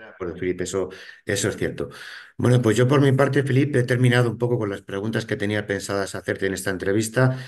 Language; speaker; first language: Spanish; native; Spanish